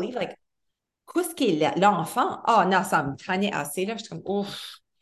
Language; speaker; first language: French; early bilingual, heritage; French